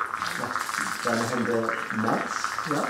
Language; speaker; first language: German; non-native, learner; English